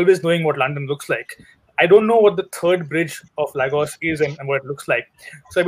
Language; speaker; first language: English; non-native, local second language; Hindi